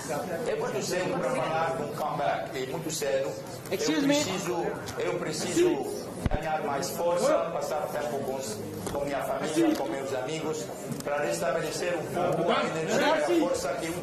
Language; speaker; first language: Portuguese; non-native, fluent; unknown